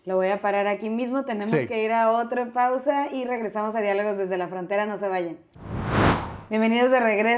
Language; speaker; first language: Spanish; native; Spanish